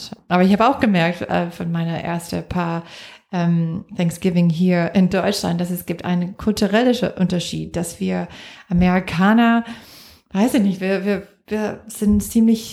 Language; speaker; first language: German; non-native, fluent; English